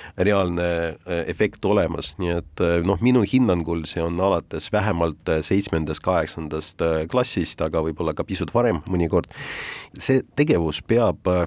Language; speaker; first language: Estonian; non-native, local second language; Russian